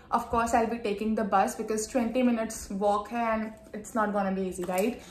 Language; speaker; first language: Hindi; non-native, local second language; Punjabi